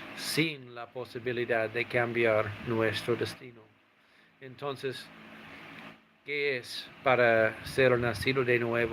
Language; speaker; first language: Spanish; non-native, fluent; English